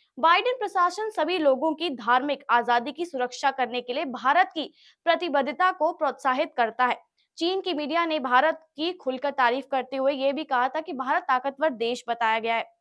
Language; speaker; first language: Hindi; native; Hindi